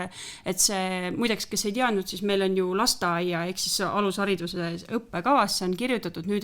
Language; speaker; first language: Estonian; native; Estonian